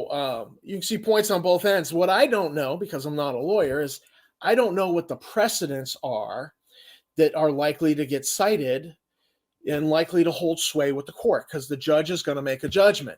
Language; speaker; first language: English; native; English